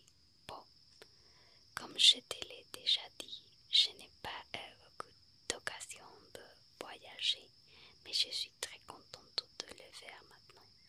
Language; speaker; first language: French; non-native, fluent; Spanish